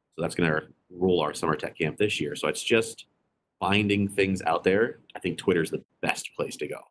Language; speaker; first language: English; native; English